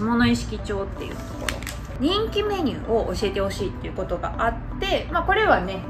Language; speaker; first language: Japanese; native; Japanese